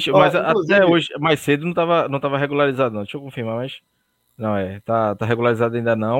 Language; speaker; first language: Portuguese; native; Portuguese